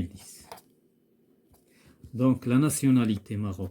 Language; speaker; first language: French; non-native, local second language; Arabic